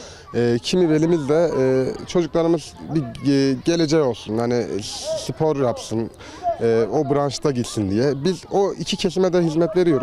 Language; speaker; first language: Turkish; native; Turkish